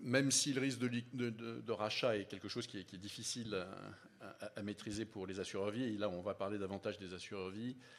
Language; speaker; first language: French; native; French